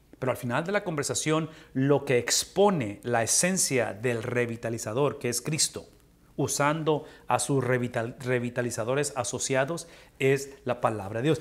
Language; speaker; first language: Spanish; native; Spanish